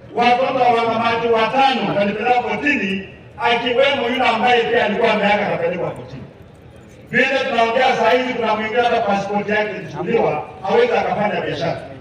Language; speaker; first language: Swahili; non-native, local second language; Luyia